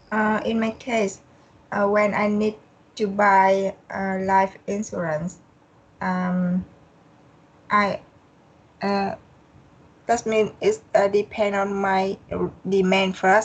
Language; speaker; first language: English; non-native, learner; Vietnamese